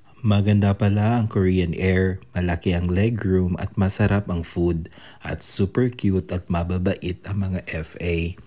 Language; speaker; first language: Filipino; native; Filipino